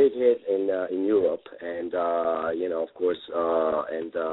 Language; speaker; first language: English; non-native, fluent; Italian